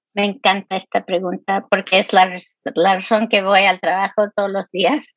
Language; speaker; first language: Spanish; early bilingual, heritage; Spanish